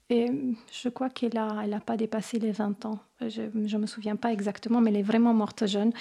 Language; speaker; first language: French; non-native, fluent; Italian